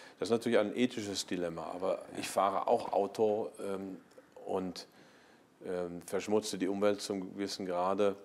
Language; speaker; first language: German; native; German